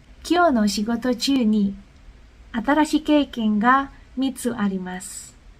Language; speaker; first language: Japanese; non-native, fluent; Indonesian